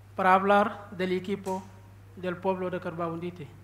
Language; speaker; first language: Spanish; non-native, learner; Wolof